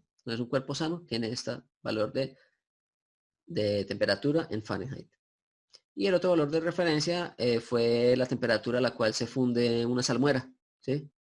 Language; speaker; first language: Spanish; native; Spanish